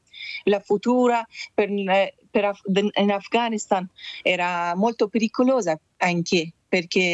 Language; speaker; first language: Italian; non-native, learner; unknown